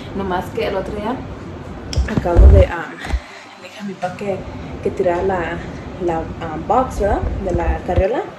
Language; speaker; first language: Spanish; early bilingual, heritage; Spanish